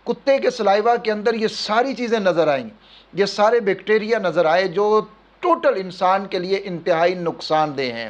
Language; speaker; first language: Urdu; native; Urdu